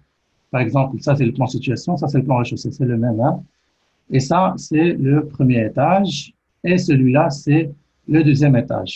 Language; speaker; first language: French; native; French